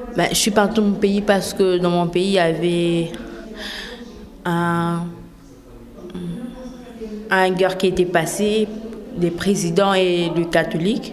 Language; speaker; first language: French; non-native, local second language; Lingala